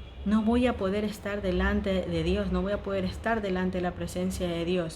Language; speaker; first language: Spanish; native; Spanish